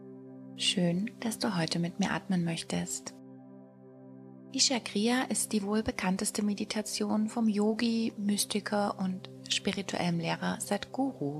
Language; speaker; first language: German; native; German